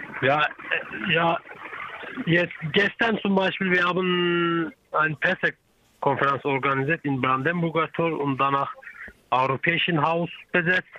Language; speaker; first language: German; non-native, learner; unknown